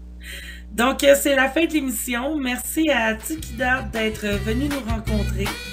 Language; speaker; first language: French; native; French